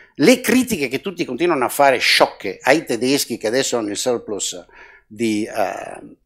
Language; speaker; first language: Italian; non-native, local second language; Venetian